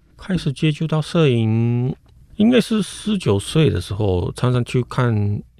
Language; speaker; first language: Chinese; non-native, fluent; Japanese